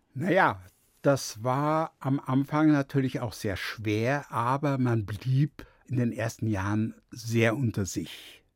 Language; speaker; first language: German; early bilingual, other home language; Yiddish